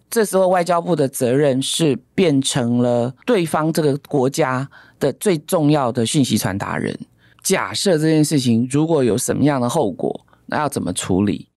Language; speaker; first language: Chinese; native; Chinese